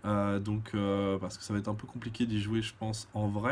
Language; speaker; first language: French; native; French